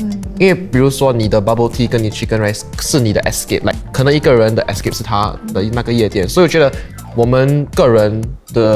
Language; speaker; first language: Chinese; non-native, local second language; English